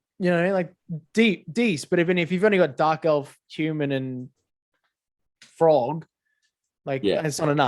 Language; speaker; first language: English; native; English